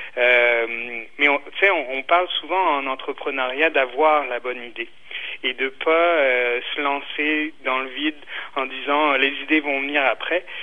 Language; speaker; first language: French; native; French